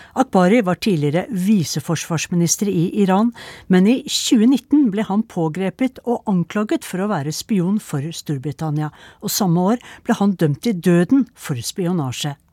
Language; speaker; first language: Norwegian; native; Norwegian